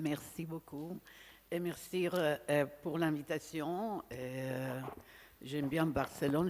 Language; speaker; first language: French; non-native, fluent; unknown